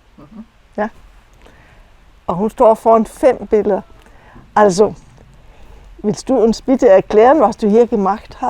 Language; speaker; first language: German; non-native, fluent; Danish